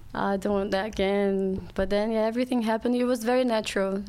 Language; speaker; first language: English; non-native, learner; Portuguese